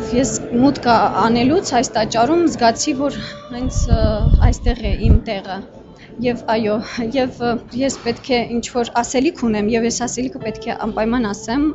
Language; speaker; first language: Armenian; non-native, fluent; Russian